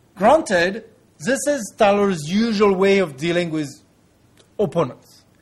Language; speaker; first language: English; non-native, fluent; French